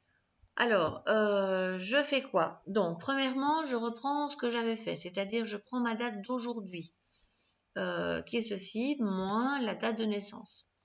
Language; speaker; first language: French; native; French